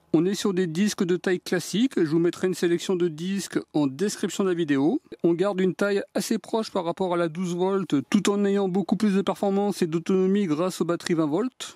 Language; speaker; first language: French; native; French